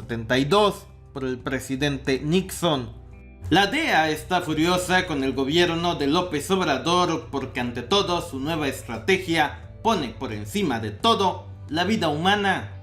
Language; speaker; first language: Spanish; native; Spanish